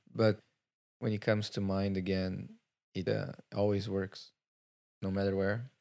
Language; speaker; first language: English; non-native, fluent; Portuguese